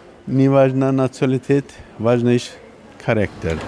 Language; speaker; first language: Polish; non-native, learner; Turkish